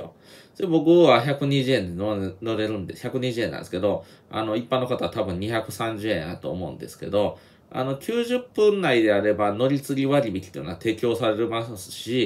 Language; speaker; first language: Japanese; native; Japanese